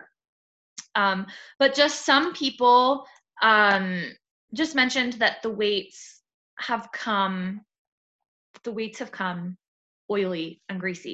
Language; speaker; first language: English; native; English